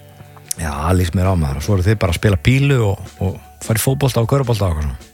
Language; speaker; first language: Icelandic; native; Icelandic